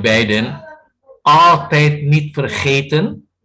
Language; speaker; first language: Dutch; non-native, fluent; Indonesian